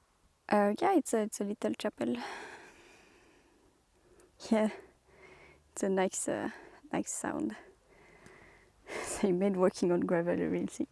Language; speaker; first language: English; non-native, fluent; French